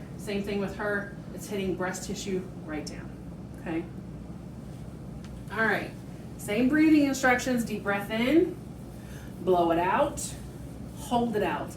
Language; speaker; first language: English; native; English